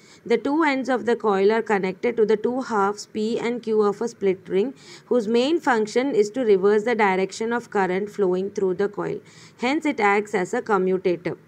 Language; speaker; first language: English; non-native, local second language; Malayalam